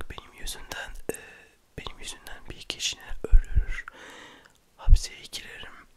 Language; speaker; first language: Turkish; early bilingual, heritage; French